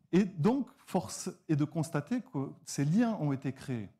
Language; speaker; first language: French; native; French